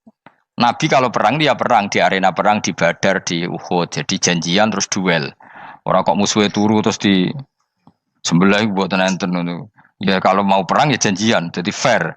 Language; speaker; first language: Indonesian; native; Indonesian